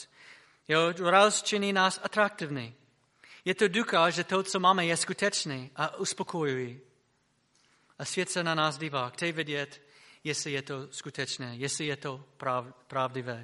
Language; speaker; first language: Czech; non-native, fluent; English